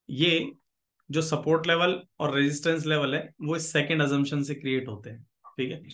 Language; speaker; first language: Hindi; native; Hindi